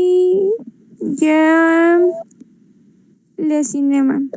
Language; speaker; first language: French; non-native, learner; Spanish